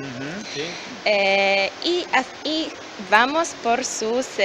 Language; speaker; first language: Spanish; non-native, learner; Polish